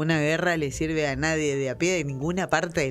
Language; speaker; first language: Spanish; native; Spanish